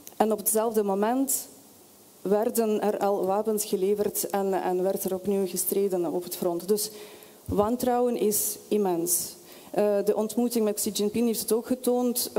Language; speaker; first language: Dutch; non-native, fluent; Russian